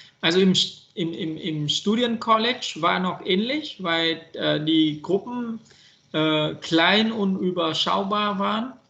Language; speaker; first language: German; non-native, fluent; Vietnamese